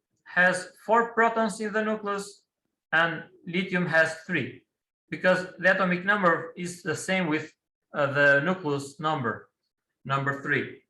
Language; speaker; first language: English; non-native, fluent; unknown